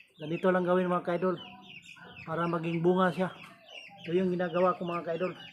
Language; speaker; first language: Filipino; non-native, local second language; Cebuano